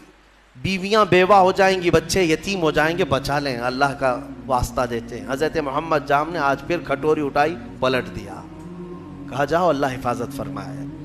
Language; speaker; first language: Urdu; native; Urdu